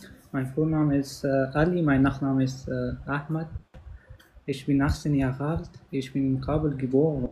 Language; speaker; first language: German; non-native, learner; Pashto